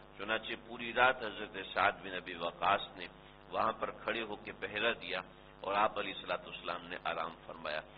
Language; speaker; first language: Urdu; non-native, local second language; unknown